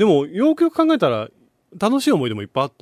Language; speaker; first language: Japanese; native; Japanese